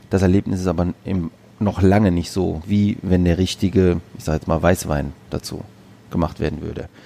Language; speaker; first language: German; early bilingual, other home language; Greek